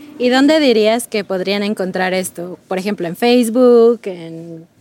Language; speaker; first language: Spanish; native; Spanish